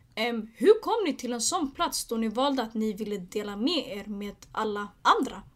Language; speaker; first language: Swedish; early bilingual, other home language; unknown